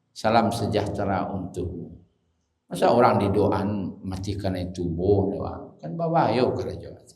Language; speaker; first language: Malay; non-native, local second language; Minangkabau